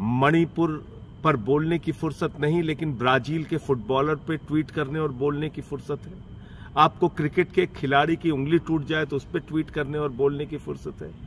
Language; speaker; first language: Hindi; native; Hindi